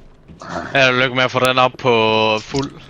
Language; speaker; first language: Danish; native; Danish